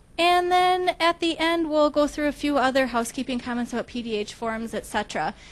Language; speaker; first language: English; native; English